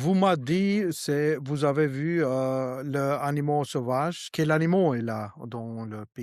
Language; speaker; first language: French; non-native, learner; Albanian